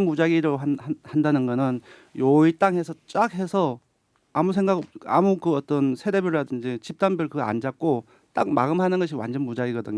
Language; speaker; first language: Korean; native; Korean